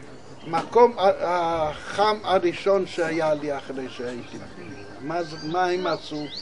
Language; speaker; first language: Hebrew; non-native, fluent; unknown